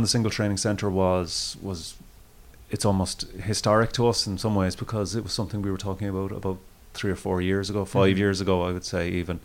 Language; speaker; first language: English; native; English